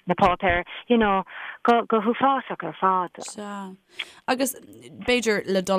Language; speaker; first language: Irish; non-native, local second language; English